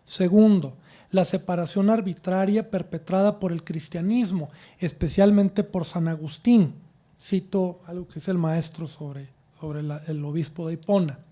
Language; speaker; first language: Spanish; native; Spanish